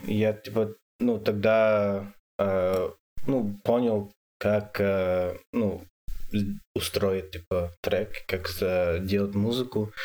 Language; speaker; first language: Russian; non-native, fluent; English